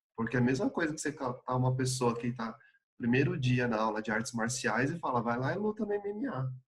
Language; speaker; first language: Portuguese; native; Portuguese